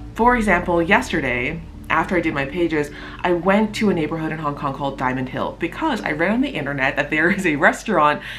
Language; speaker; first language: English; native; English